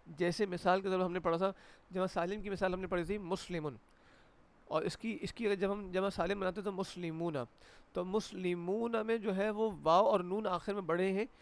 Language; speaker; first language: Urdu; native; Urdu